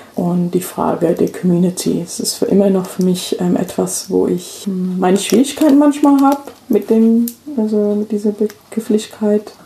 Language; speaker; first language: German; non-native, fluent; English